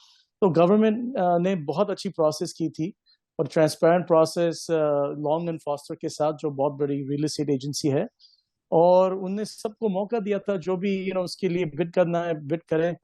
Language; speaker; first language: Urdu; early bilingual, heritage; English